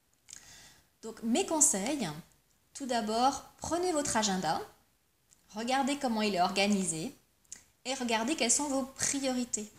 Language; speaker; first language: French; native; French